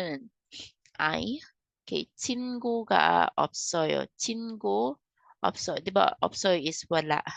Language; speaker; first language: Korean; non-native, learner; Kinaray-a